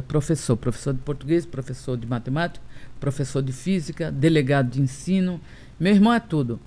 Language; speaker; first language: Portuguese; native; Portuguese